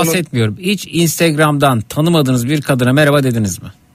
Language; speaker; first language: Turkish; native; Turkish